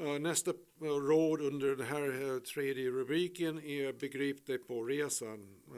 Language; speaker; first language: Swedish; non-native, fluent; English